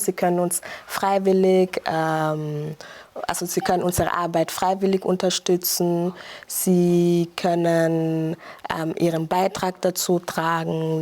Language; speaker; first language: German; non-native, fluent; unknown